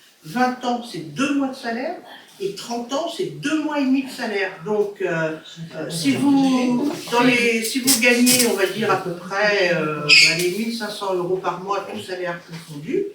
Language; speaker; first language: French; native; French